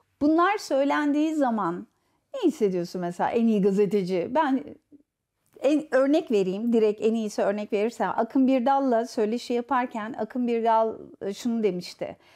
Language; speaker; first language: Turkish; native; Turkish